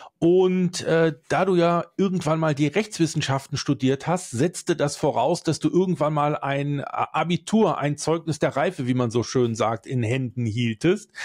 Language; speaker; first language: German; native; German